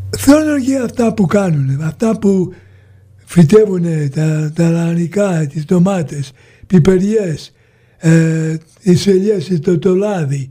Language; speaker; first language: Greek; early bilingual, heritage; Greek